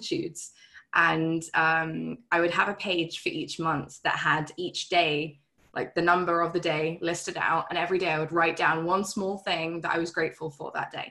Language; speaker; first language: English; native; English